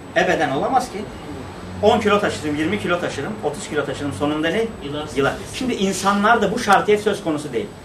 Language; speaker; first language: Turkish; non-native, local second language; Kurdish